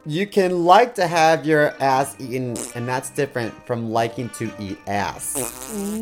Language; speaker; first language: English; native; English